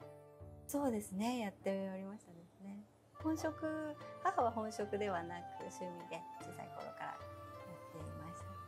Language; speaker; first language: Japanese; native; Japanese